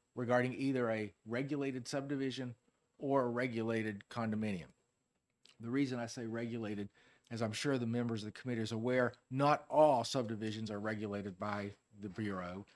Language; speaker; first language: English; native; English